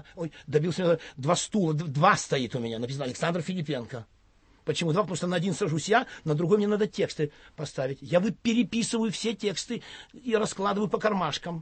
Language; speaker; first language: Russian; native; Russian